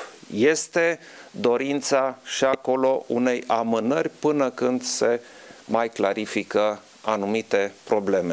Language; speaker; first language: Romanian; non-native, local second language; German